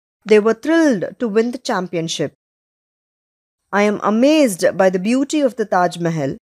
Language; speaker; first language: English; non-native, local second language; Tamil